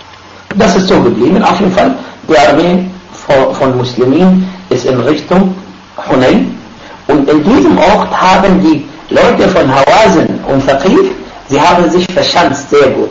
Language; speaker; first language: German; non-native, fluent; Arabic